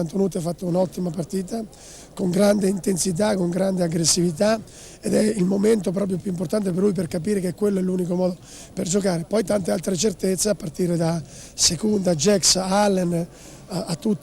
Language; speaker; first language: Italian; native; Italian